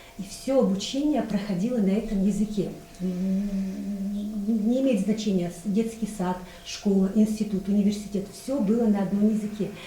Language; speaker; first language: Russian; non-native, local second language; Chechen